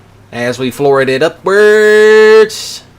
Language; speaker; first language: English; native; English